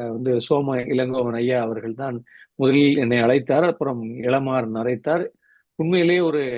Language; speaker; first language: Tamil; non-native, local second language; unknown